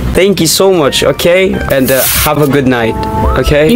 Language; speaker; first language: English; non-native, local second language; Filipino